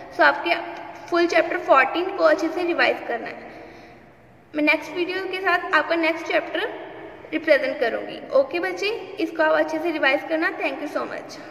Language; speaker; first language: Hindi; non-native, local second language; Punjabi